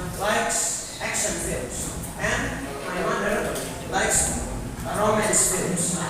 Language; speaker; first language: English; non-native, learner; Indonesian